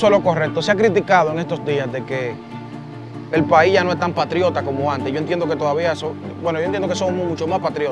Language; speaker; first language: Spanish; native; Spanish